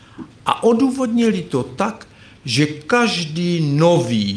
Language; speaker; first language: Czech; native; Czech